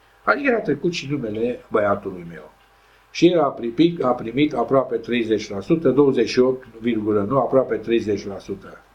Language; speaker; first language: Romanian; non-native, local second language; Hungarian